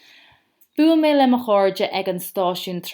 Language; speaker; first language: Irish; non-native, local second language; English